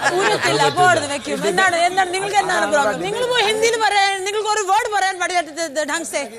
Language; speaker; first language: Malayalam; early bilingual, heritage; Malayalam